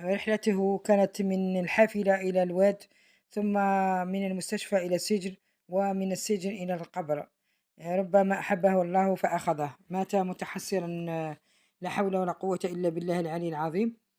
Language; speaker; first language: Arabic; native; Arabic